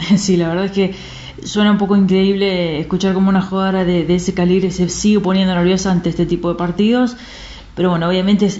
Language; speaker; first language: Spanish; native; Spanish